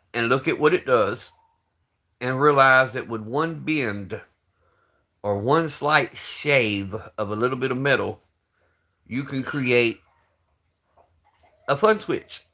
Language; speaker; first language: English; native; English